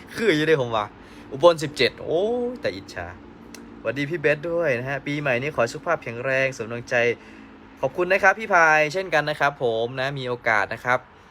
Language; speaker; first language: Thai; native; Thai